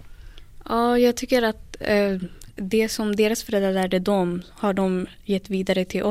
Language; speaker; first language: Swedish; early bilingual, other home language; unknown